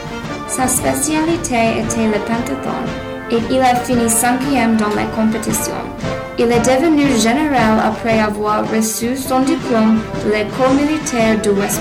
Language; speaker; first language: French; non-native, learner; English